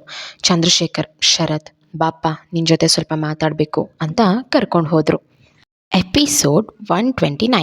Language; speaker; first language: Kannada; native; Kannada